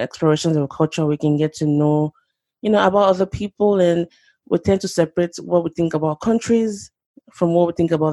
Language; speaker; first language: English; non-native, local second language; Yoruba